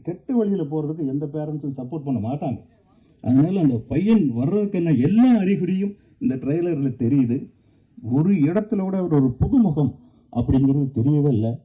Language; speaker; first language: Tamil; native; Tamil